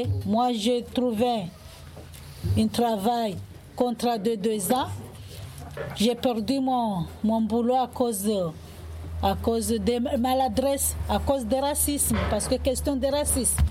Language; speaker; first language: French; non-native, learner; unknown